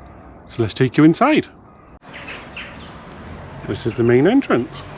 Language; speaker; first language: English; native; English